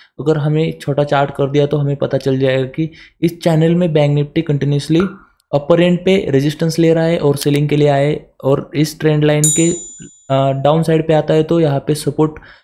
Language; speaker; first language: Hindi; non-native, local second language; Marathi